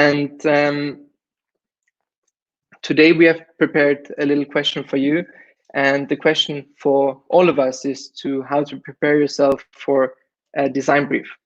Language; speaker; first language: English; non-native, fluent; German